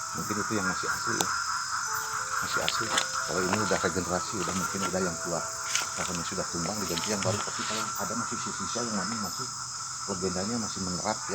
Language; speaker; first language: Indonesian; native; Indonesian